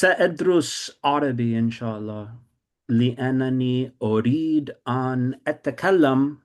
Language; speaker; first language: Arabic; non-native, fluent; English